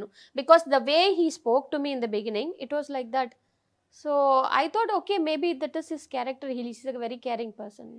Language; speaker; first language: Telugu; non-native, fluent; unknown